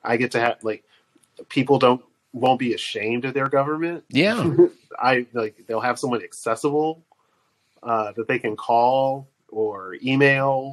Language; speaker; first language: English; native; English